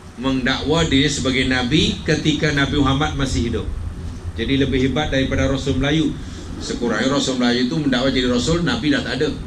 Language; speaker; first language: Malay; native; Malay